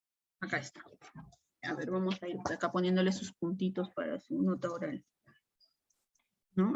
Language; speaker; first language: Spanish; native; Spanish